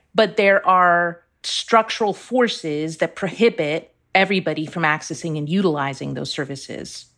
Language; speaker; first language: English; early bilingual, other home language; Persian